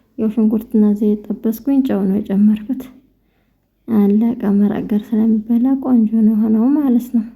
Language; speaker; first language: Amharic; native; Amharic